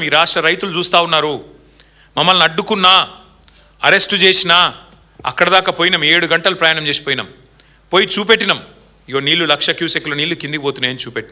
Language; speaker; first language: Telugu; native; Telugu